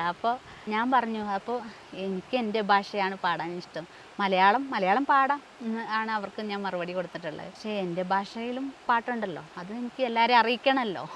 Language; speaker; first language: Malayalam; non-native, local second language; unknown